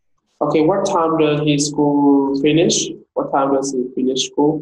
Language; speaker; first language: English; non-native, learner; Vietnamese